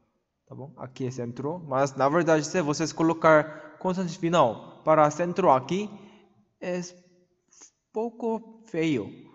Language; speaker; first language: Portuguese; non-native, learner; Korean